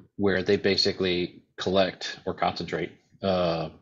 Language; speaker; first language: English; native; English